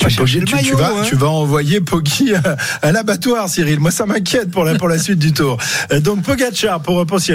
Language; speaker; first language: French; native; French